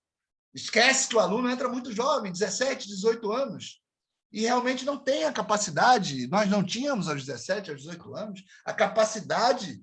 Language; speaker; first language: Portuguese; native; Portuguese